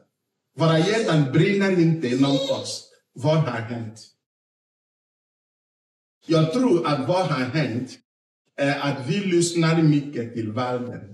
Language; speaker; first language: Swedish; non-native, fluent; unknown